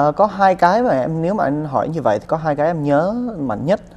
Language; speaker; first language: Vietnamese; early bilingual, other home language; English